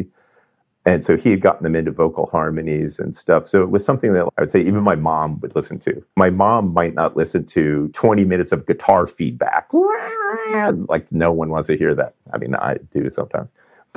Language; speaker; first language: English; native; English